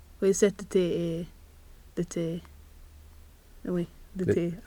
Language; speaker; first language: French; non-native, learner; Swedish